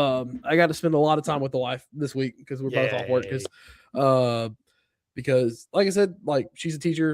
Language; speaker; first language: English; native; English